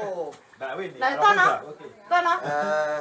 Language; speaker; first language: French; native; French